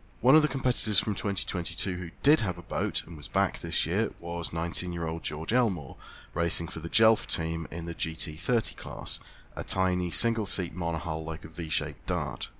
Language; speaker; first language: English; native; English